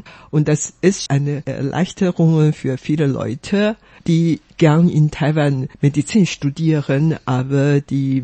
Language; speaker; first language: German; non-native, fluent; Chinese